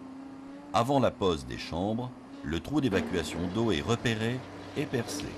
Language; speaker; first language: French; native; French